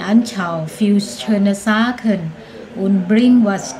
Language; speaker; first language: German; non-native, learner; Thai